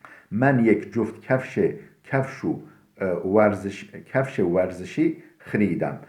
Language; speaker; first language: Persian; non-native, fluent; Turkish